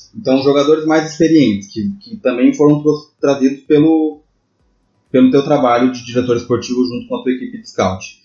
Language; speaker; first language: Portuguese; native; Portuguese